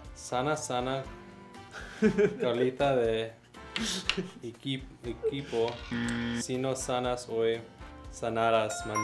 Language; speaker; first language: Spanish; non-native, learner; English